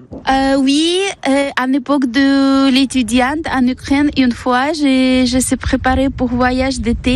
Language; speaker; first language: French; non-native, learner; Ukrainian